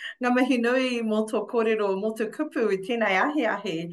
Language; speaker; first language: Māori; non-native, local second language; English